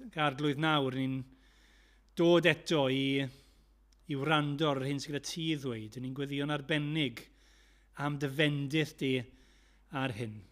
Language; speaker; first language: Welsh; native; Welsh